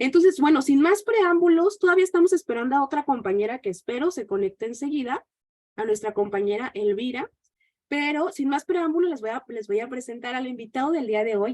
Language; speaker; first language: Spanish; native; Spanish